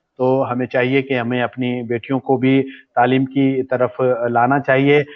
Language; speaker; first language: Urdu; non-native, local second language; Marwari